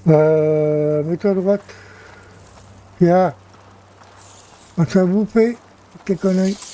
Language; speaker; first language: French; native; French